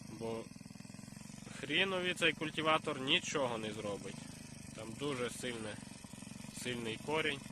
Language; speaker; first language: Ukrainian; native; Ukrainian